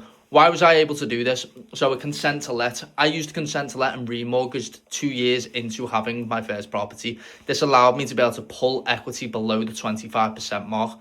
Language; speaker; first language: English; native; English